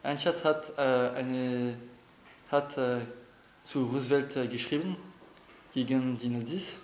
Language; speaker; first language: German; non-native, learner; French